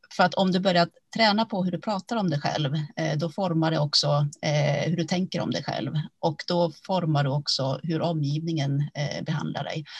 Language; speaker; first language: Swedish; early bilingual, other home language; Finnish